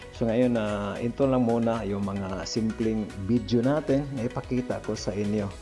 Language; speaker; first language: Filipino; non-native, local second language; Cebuano